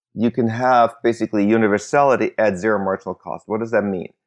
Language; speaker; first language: English; early bilingual, other home language; German